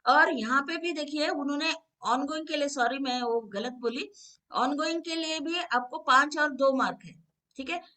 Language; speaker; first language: Hindi; non-native, local second language; Marathi